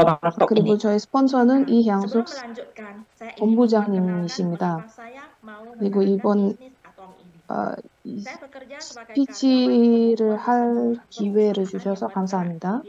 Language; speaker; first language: Korean; non-native, fluent; Indonesian